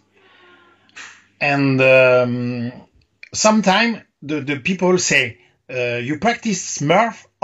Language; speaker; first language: English; non-native, learner; French